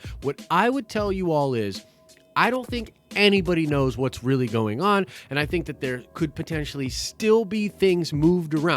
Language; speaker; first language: English; native; English